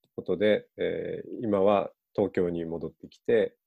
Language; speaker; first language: Japanese; native; Japanese